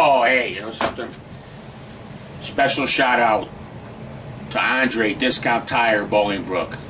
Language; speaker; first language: English; native; English